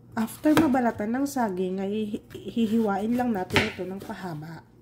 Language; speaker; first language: Filipino; non-native, local second language; Bikol